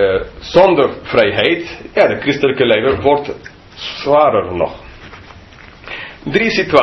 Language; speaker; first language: Dutch; non-native, fluent; English